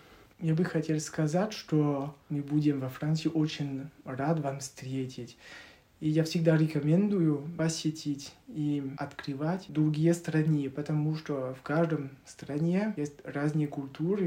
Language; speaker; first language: Russian; non-native, learner; French